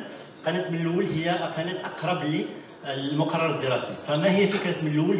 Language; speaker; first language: Arabic; native; Arabic